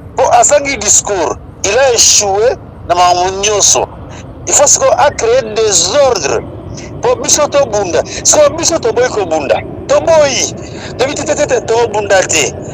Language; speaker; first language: Lingala; non-native, local second language; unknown